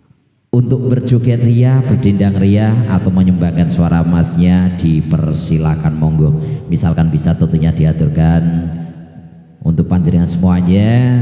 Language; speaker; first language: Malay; non-native, local second language; Javanese